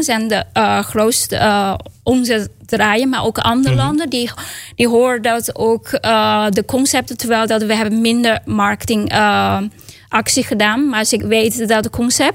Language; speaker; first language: Dutch; non-native, learner; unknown